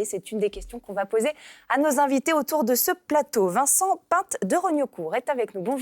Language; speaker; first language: French; native; French